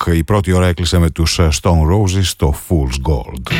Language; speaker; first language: Greek; native; Greek